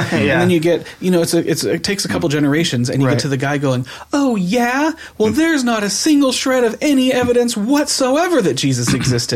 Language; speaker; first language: English; native; English